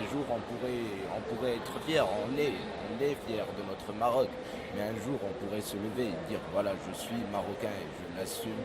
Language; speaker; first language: French; non-native, local second language; Arabic